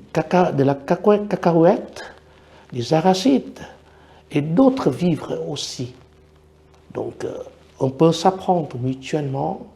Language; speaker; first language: French; non-native, fluent; Vietnamese